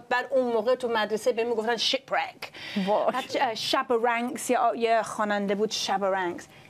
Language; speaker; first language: Persian; early bilingual, heritage; Persian